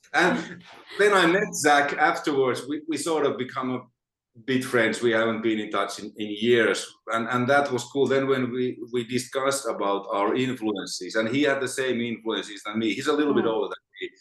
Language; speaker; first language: English; non-native, fluent; Finnish